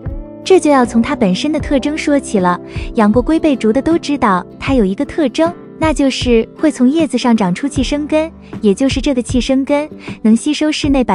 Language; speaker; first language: Chinese; native; Chinese